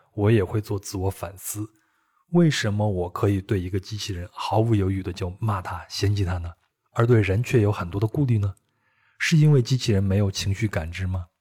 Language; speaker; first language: Chinese; native; Chinese